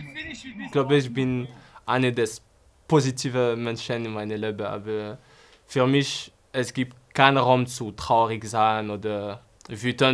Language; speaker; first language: German; non-native, fluent; French